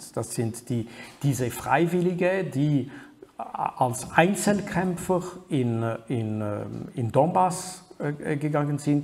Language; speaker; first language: German; non-native, fluent; French